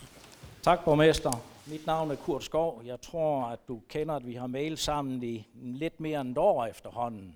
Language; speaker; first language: Danish; native; Danish